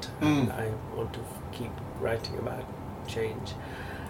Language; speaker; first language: English; non-native, local second language; Bangla